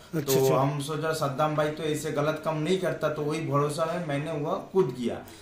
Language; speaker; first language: Hindi; non-native, local second language; Bangla